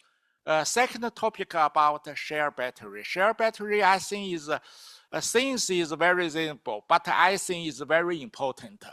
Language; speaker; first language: English; non-native, learner; Chinese